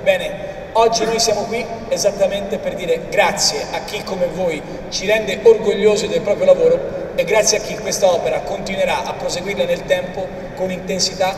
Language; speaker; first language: Italian; native; Italian